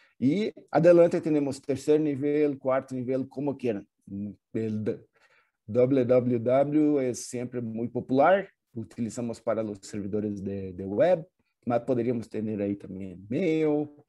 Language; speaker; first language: Spanish; non-native, fluent; Portuguese